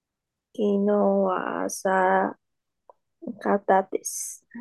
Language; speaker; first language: Japanese; non-native, learner; Chinese